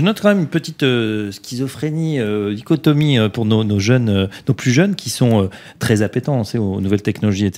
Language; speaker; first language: French; native; French